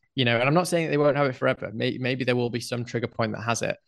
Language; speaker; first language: English; native; English